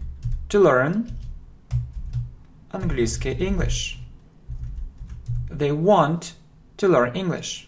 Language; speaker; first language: English; non-native, fluent; Russian